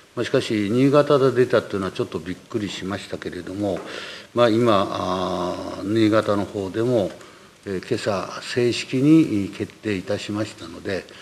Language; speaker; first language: Japanese; native; Japanese